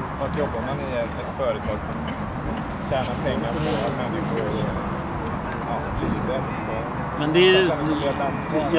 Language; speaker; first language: Swedish; non-native, fluent; Arabic